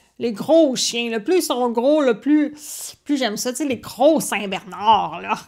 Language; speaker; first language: French; native; French